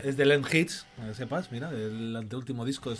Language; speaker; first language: Spanish; native; Spanish